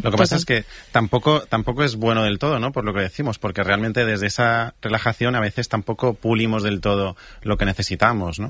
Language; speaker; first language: Spanish; native; Spanish